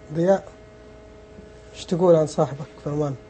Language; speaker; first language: Arabic; native; Arabic